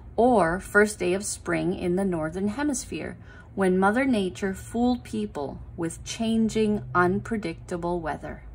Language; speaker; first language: English; non-native, fluent; Thai